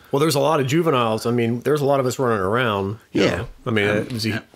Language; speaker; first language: English; native; English